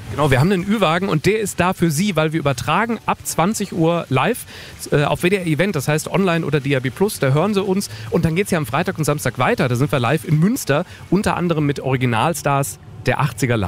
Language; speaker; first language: German; native; German